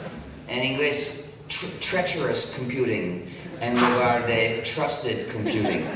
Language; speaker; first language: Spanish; non-native, fluent; English